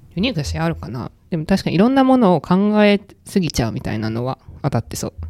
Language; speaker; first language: Japanese; native; Japanese